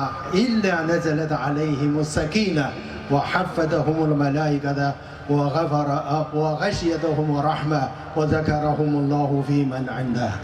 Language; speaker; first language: Arabic; non-native, fluent; Chinese